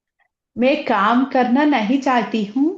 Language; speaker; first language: Hindi; non-native, learner; Telugu